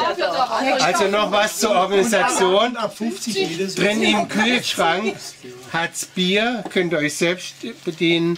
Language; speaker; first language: German; native; German